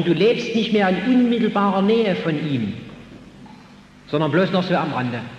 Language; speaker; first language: German; native; German